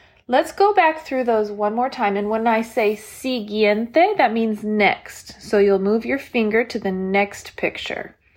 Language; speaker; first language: English; native; English